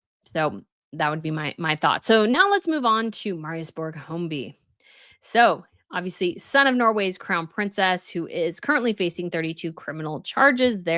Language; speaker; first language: English; native; English